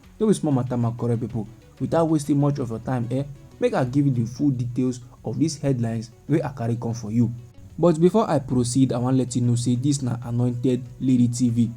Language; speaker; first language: Nigerian Pidgin; native; Nigerian Pidgin